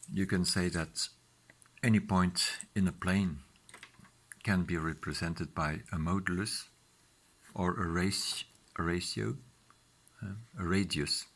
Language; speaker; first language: English; non-native, fluent; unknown